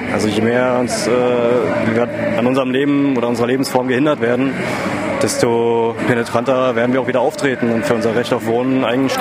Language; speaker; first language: German; native; German